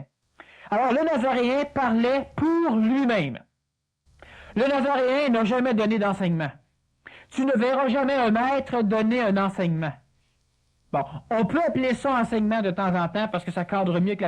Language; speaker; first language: French; native; French